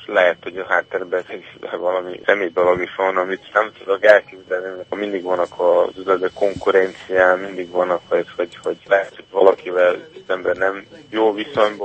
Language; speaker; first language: Hungarian; non-native, fluent; Serbian